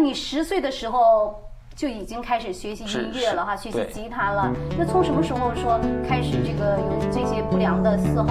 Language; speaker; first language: Chinese; native; Chinese